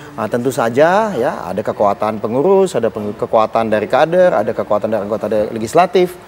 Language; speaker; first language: Indonesian; native; Indonesian